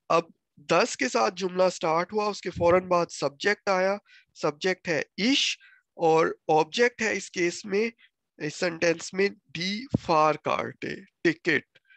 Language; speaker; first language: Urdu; non-native, local second language; Punjabi